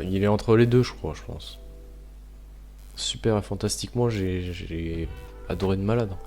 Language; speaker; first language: French; native; French